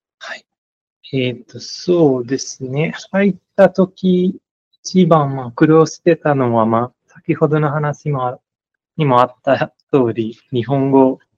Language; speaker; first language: Japanese; non-native, fluent; Nepali